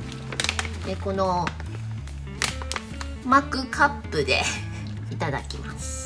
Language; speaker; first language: Japanese; non-native, fluent; Chinese